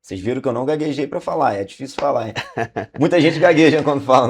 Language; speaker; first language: Portuguese; native; Portuguese